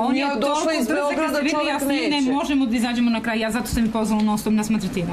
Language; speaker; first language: Serbian; native; Serbian